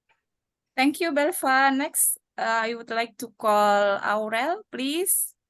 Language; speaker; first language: English; non-native, learner; Indonesian